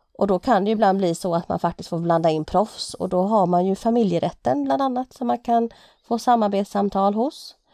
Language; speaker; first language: Swedish; native; Swedish